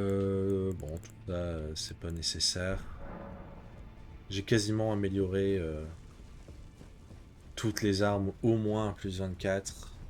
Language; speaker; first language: French; native; French